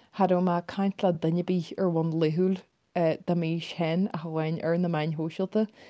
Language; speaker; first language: Irish; native; Irish